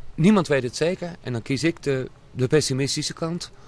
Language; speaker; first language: Dutch; native; Dutch